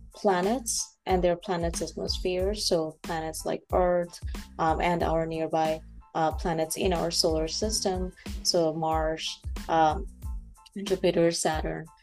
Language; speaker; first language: English; non-native, local second language; Bangla